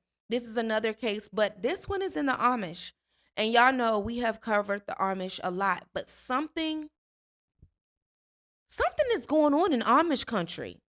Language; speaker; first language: English; native; English